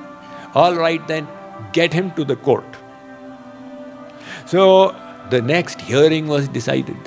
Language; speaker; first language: English; non-native, local second language; Hindi